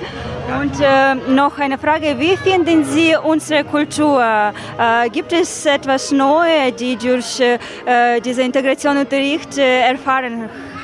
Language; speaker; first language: German; non-native, learner; Ukrainian